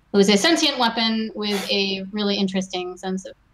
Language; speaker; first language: English; native; English